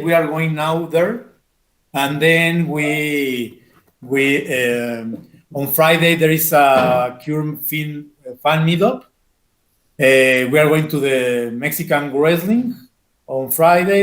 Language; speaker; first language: English; non-native, fluent; Spanish